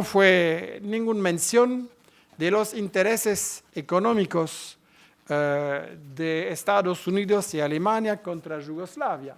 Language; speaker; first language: Spanish; non-native, fluent; French